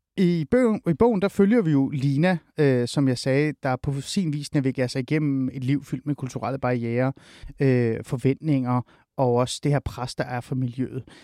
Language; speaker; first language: Danish; early bilingual, other home language; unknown